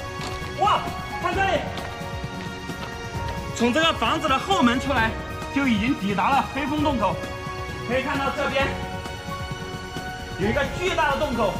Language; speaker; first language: Chinese; native; Chinese